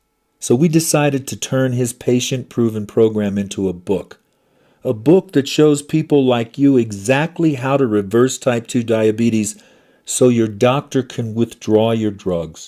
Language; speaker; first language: English; native; English